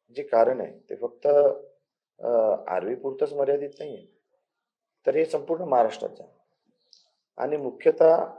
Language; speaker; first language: Marathi; native; Marathi